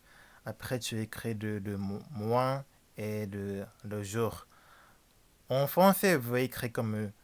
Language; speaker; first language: French; non-native, learner; Japanese